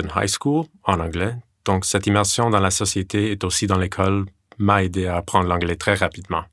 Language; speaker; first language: French; non-native, fluent; English